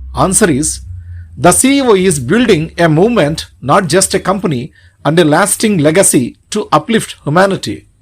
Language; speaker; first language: English; non-native, local second language; Telugu